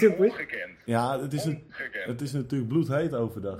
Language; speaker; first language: Dutch; native; Dutch